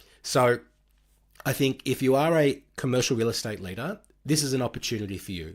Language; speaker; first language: English; native; English